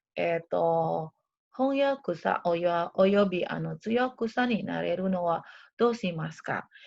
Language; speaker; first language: Japanese; non-native, fluent; Indonesian